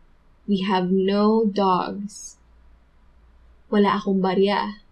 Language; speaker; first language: English; non-native, local second language; Filipino